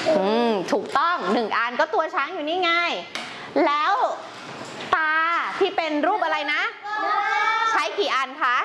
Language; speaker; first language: Thai; native; Thai